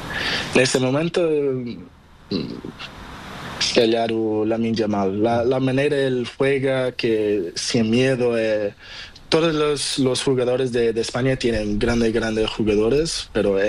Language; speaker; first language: Spanish; non-native, learner; Portuguese